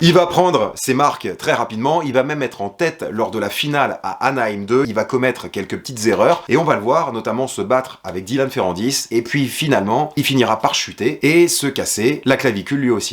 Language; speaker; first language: French; native; French